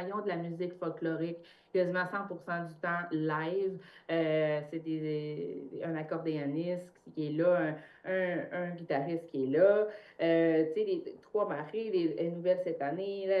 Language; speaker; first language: French; native; French